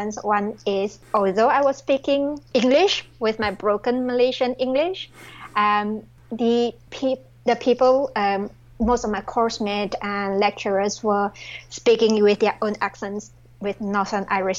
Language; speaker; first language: English; non-native, local second language; Chinese